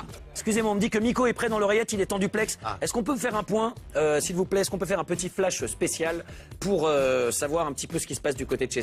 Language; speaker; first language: French; native; French